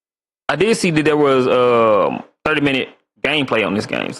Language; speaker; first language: English; native; English